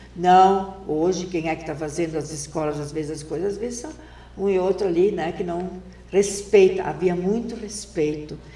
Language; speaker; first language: Portuguese; non-native, local second language; German